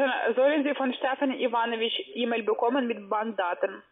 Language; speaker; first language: German; non-native, learner; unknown